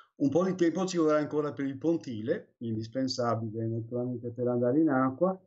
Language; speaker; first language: Italian; native; Italian